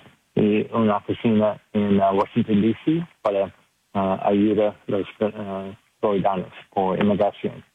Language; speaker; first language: Spanish; non-native, learner; English